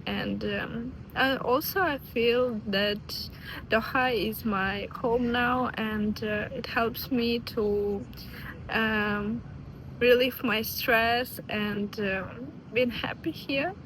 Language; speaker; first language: English; non-native, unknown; Ukrainian